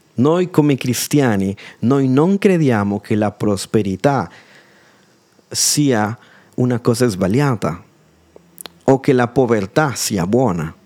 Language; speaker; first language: Italian; non-native, fluent; Spanish